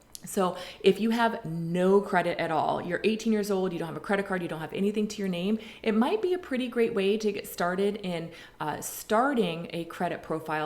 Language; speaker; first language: English; native; English